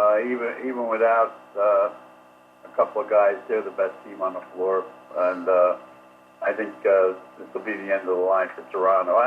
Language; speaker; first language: English; native; English